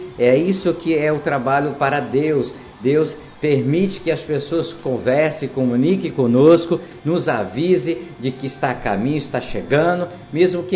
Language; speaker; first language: Portuguese; native; Portuguese